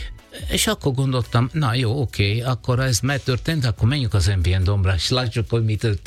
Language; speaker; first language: Hungarian; non-native, learner; Italian